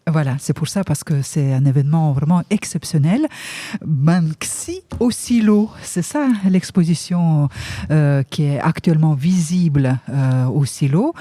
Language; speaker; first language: French; native; French